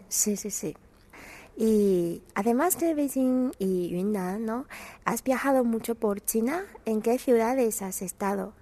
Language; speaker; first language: Spanish; non-native, fluent; Chinese